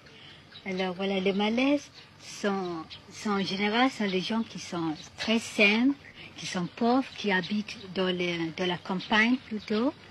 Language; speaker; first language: French; non-native, fluent; Malay